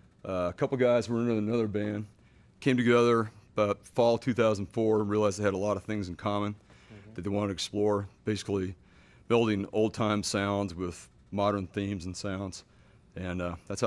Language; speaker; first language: English; native; English